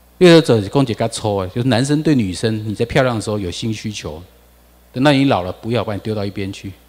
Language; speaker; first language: Chinese; non-native, local second language; Min Nan Chinese